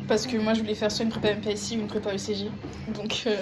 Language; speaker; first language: French; native; French